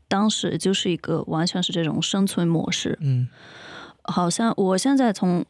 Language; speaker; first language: Chinese; non-native, fluent; Ukrainian